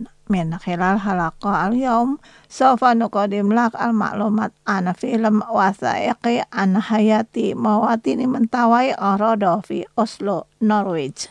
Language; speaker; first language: Arabic; non-native, fluent; Indonesian